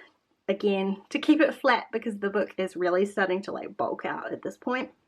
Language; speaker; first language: English; native; English